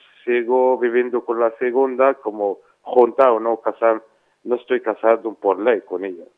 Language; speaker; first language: Spanish; non-native, fluent; Arabic